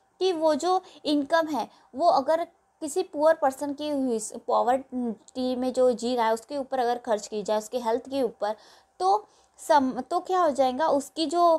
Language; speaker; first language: Hindi; non-native, local second language; Marathi